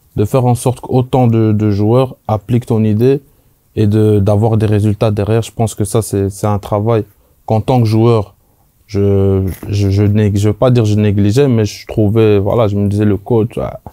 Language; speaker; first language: French; native; French